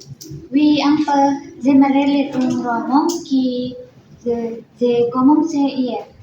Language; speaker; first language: French; non-native, learner; Indonesian